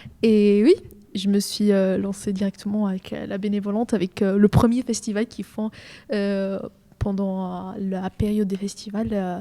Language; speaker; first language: French; non-native, fluent; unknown